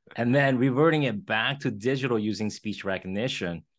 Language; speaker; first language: English; early bilingual, other home language; Korean